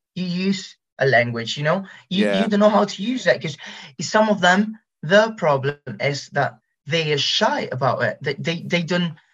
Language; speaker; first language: English; non-native, fluent; Spanish